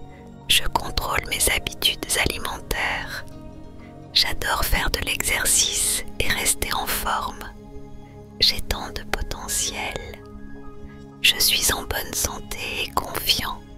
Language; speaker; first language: French; native; French